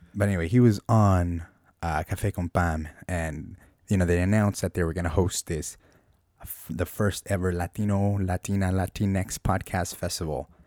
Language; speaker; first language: English; native; English